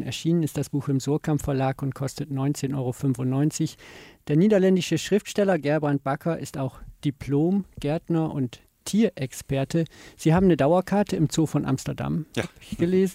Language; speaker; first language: German; native; German